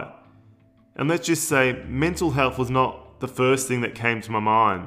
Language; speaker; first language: English; native; English